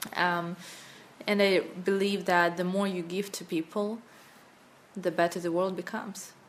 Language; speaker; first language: English; non-native, fluent; Russian